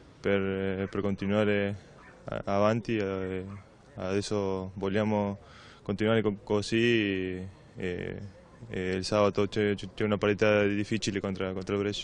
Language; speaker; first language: Italian; non-native, learner; Spanish